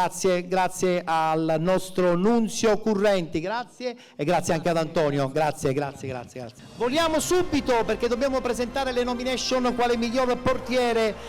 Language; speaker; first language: Italian; native; Italian